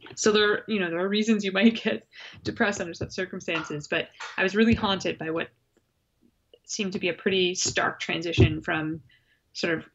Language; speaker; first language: English; native; English